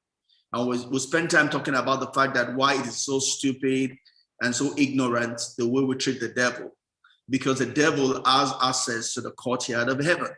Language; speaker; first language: English; non-native, local second language; Yoruba